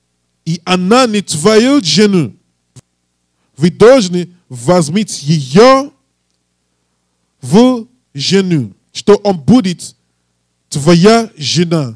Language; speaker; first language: Russian; non-native, learner; English